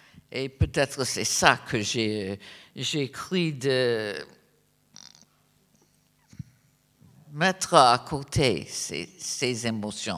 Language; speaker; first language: French; non-native, fluent; English